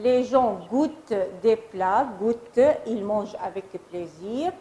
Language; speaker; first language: French; non-native, fluent; Arabic